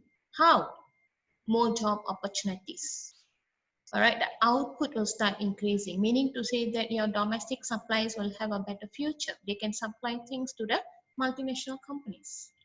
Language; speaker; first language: English; non-native, local second language; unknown